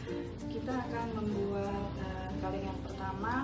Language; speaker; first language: Indonesian; native; Indonesian